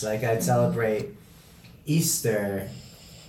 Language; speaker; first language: English; native; English